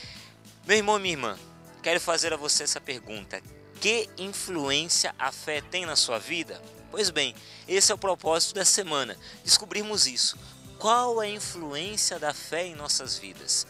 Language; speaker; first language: Portuguese; native; Portuguese